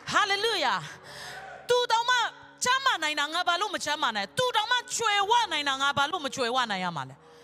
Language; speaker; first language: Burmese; non-native, local second language; Kachin